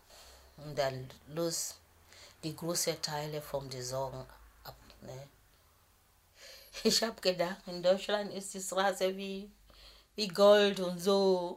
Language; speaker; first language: German; non-native, fluent; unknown